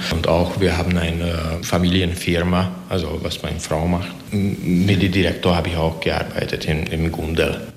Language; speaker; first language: German; non-native, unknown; Hungarian